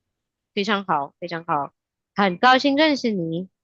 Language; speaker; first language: Chinese; non-native, fluent; Hindi